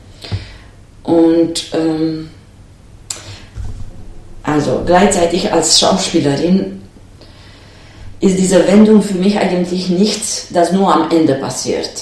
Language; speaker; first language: German; non-native, fluent; Romanian